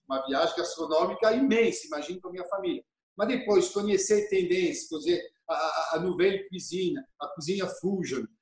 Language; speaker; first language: Portuguese; non-native, fluent; French